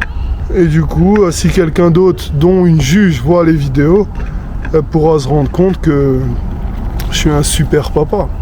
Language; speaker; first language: French; native; French